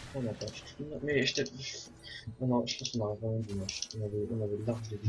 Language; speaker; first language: French; native; French